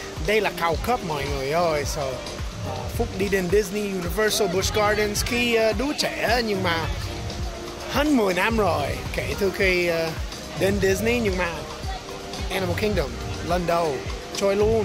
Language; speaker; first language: Vietnamese; non-native, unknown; English